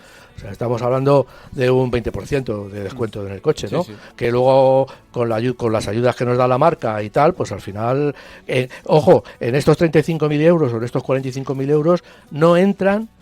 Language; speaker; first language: Spanish; native; Spanish